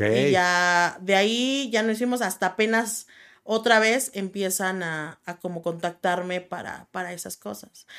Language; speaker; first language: Spanish; native; Spanish